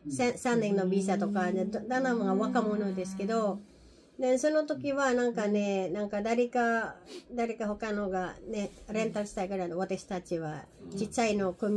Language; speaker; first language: Japanese; non-native, learner; Filipino